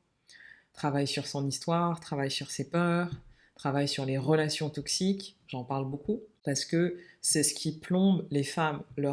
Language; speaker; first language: French; native; French